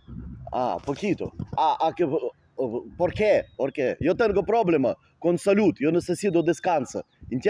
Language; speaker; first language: Spanish; non-native, learner; Russian